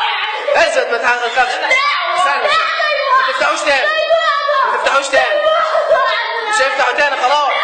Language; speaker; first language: Arabic; native; Arabic